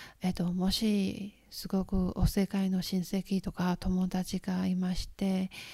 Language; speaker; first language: Japanese; non-native, learner; Chinese